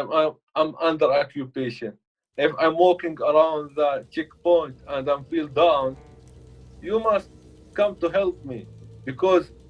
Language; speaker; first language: English; non-native, learner; Arabic